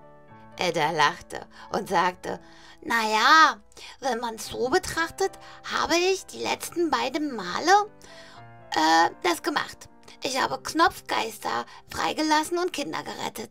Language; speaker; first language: German; native; German